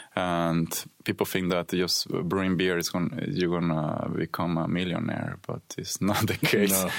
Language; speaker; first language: English; non-native, fluent; Spanish